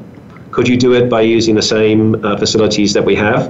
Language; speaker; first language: English; native; English